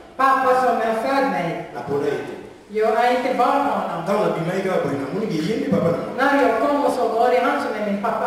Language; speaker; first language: Swedish; non-native, fluent; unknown